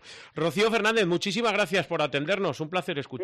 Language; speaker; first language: Spanish; native; Spanish